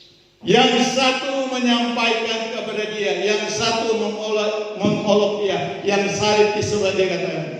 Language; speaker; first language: Malay; native; Malay